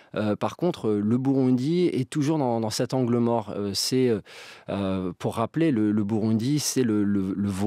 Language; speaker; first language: French; native; French